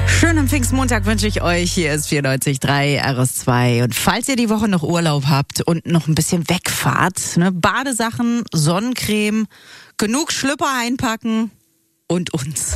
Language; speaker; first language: German; native; German